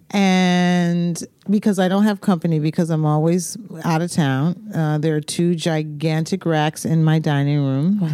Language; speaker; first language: English; native; English